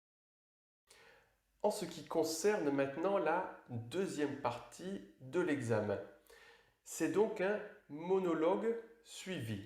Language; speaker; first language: French; native; French